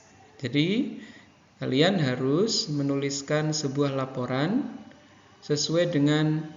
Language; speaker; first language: Indonesian; native; Indonesian